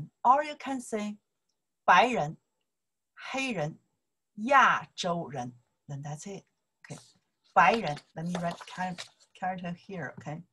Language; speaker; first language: English; non-native, learner; Chinese